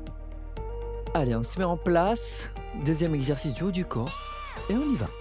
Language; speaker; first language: French; native; French